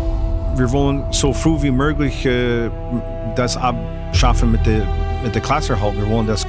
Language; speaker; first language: German; non-native, fluent; English